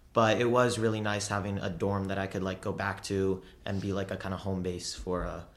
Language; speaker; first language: English; native; English